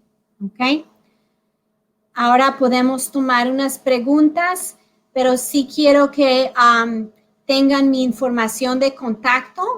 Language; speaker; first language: Spanish; early bilingual, heritage; Spanish